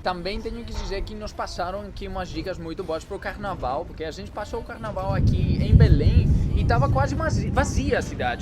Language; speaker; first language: Portuguese; non-native, fluent; Greek